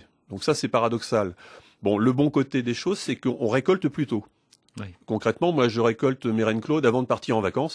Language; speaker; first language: French; native; French